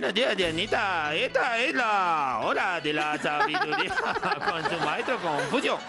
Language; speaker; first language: Spanish; native; Spanish